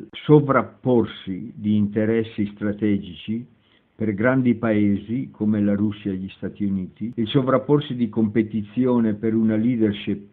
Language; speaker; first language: Italian; native; Italian